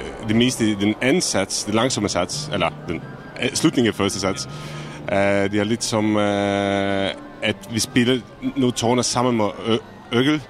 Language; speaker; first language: Danish; non-native, fluent; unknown